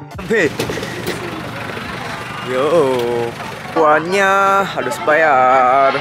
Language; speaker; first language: Indonesian; non-native, learner; Japanese